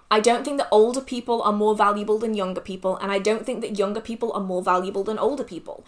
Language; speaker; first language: English; native; English